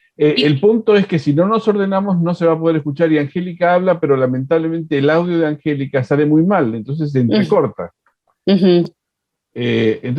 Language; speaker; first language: Spanish; native; Spanish